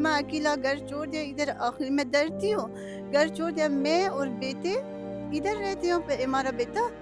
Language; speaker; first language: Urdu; non-native, learner; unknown